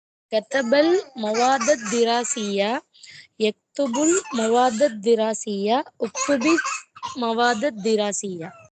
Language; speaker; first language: Arabic; non-native, learner; Tamil